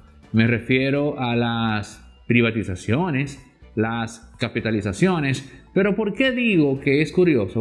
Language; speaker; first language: Spanish; native; Spanish